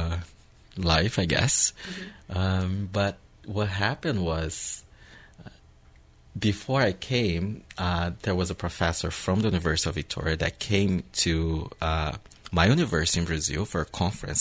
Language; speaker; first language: English; non-native, fluent; Portuguese